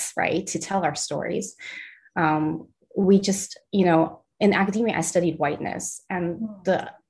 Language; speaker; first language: English; early bilingual, other home language; Chinese